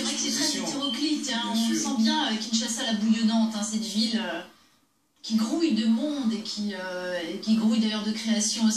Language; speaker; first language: French; native; French